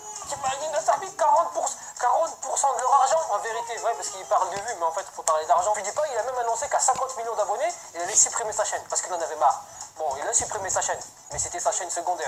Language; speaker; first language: French; native; French